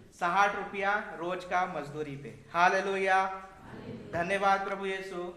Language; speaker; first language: Hindi; native; Hindi